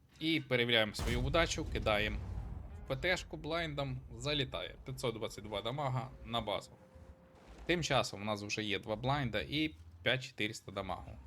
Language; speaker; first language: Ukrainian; non-native, local second language; Russian